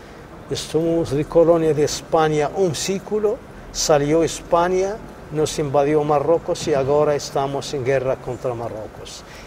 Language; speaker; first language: Spanish; non-native, local second language; Arabic